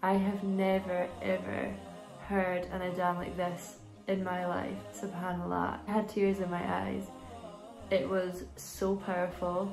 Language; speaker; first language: English; native; English